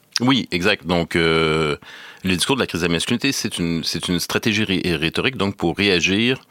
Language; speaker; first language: French; native; French